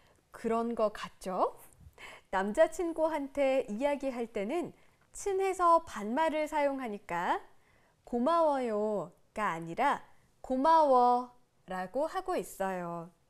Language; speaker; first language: Korean; native; Korean